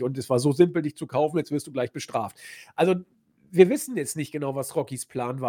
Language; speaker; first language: German; native; German